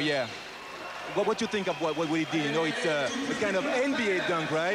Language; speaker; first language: English; non-native, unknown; French